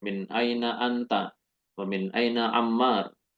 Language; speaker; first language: Arabic; non-native, learner; Indonesian